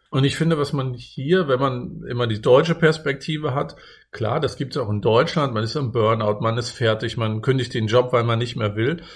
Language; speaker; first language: German; native; German